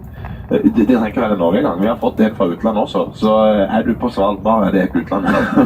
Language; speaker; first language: Norwegian; native; Norwegian